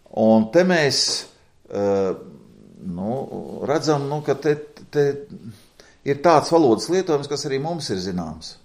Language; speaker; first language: Latvian; native; Latvian